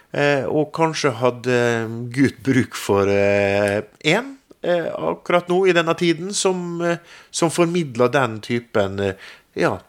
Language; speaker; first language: Norwegian; native; Norwegian